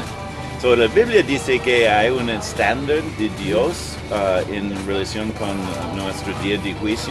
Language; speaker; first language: Spanish; non-native, learner; English